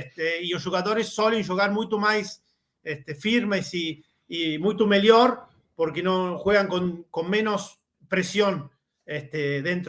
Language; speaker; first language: Portuguese; non-native, learner; Spanish